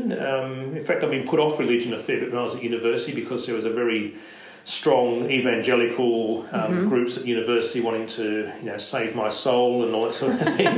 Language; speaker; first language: English; native; English